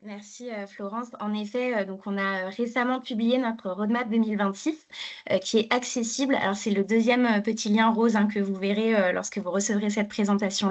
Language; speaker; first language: French; native; French